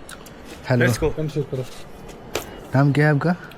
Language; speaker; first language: Hindi; non-native, local second language; Malayalam